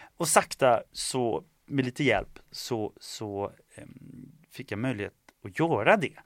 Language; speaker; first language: Swedish; early bilingual, other home language; Estonian